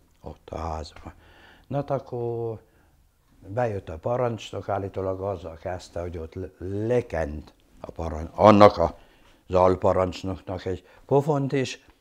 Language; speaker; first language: Hungarian; non-native, local second language; German